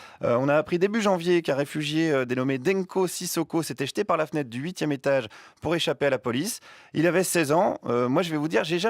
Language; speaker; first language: French; native; French